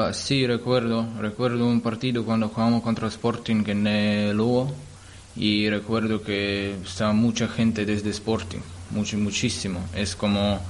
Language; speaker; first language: Spanish; non-native, learner; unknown